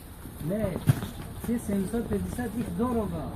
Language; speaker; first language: Russian; non-native, learner; Tajik